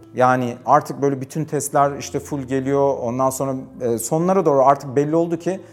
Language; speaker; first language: Turkish; native; Turkish